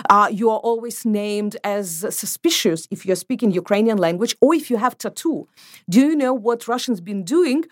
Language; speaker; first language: English; non-native, fluent; Ukrainian